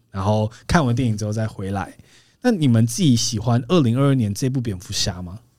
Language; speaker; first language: Chinese; native; Chinese